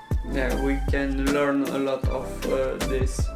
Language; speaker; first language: English; non-native, learner; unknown